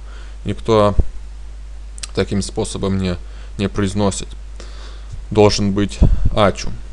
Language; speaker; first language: Russian; non-native, fluent; Lithuanian